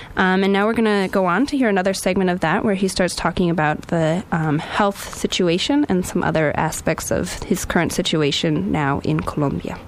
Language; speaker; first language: English; native; English